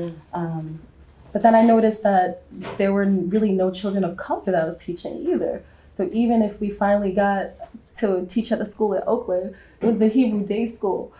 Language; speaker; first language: English; native; English